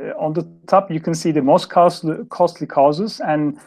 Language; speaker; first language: English; non-native, fluent; Turkish